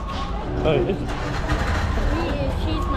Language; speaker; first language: English; non-native, learner; Arabic